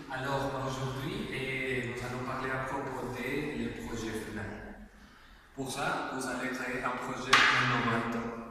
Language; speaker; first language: French; non-native, learner; Spanish